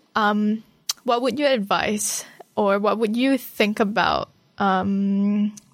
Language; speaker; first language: English; non-native, local second language; Malay